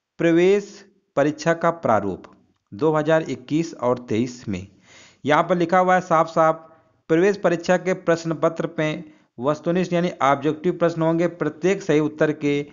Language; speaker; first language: Hindi; native; Hindi